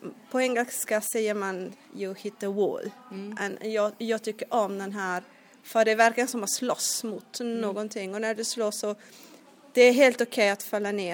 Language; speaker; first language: Swedish; non-native, fluent; Italian